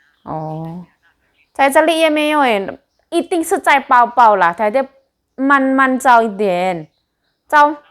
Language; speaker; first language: Chinese; non-native, learner; Indonesian